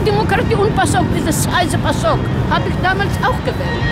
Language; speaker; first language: German; non-native, fluent; Greek